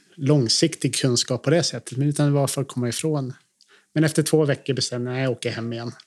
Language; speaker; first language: Swedish; native; Swedish